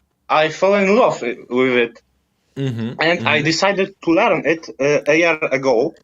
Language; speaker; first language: English; non-native, fluent; Polish